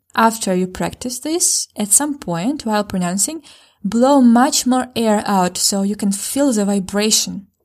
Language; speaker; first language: English; non-native, fluent; Ukrainian